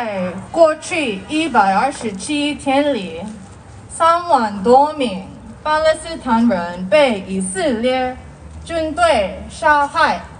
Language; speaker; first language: Chinese; non-native, learner; Korean